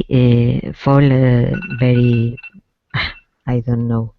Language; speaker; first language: English; non-native, learner; Spanish